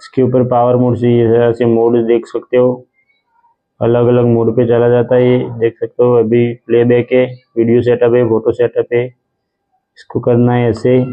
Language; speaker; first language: Hindi; non-native, local second language; Gujarati